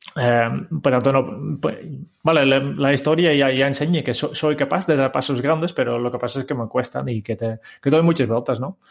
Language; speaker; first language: Spanish; non-native, fluent; Dutch